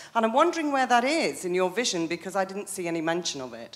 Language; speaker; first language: English; native; English